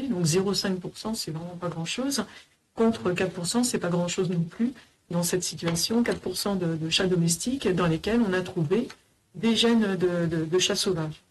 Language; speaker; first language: French; native; French